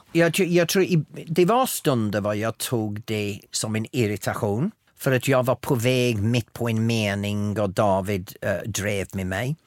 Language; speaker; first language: Swedish; non-native, fluent; English